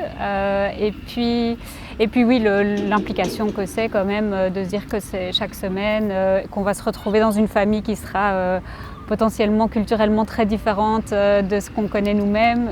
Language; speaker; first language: French; native; French